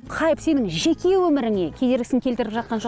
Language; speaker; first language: Kazakh; native; Kazakh